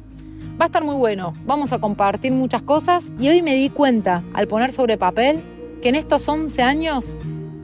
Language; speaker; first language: Spanish; native; Spanish